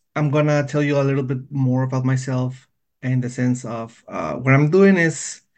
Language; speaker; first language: English; non-native, fluent; Spanish